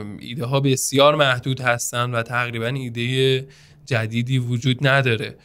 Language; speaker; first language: Persian; native; Persian